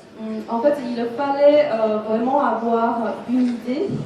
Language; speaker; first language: French; non-native, fluent; Chinese